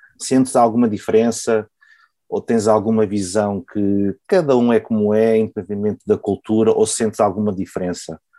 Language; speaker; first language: Portuguese; native; Portuguese